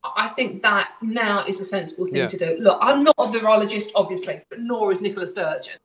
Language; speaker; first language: English; native; English